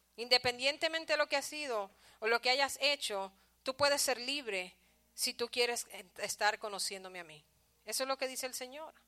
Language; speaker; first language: Spanish; early bilingual, heritage; Spanish